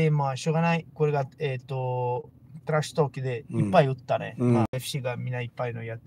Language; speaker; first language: Japanese; non-native, learner; Portuguese